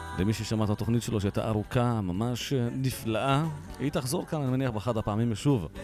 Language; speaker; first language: Hebrew; native; Hebrew